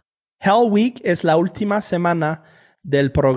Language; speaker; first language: Spanish; non-native, fluent; French